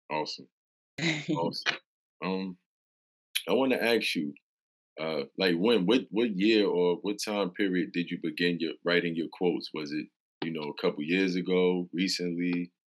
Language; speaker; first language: English; native; English